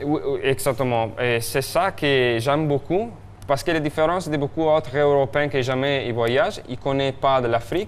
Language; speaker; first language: French; non-native, fluent; Italian